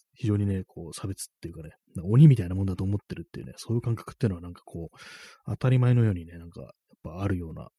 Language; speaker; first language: Japanese; native; Japanese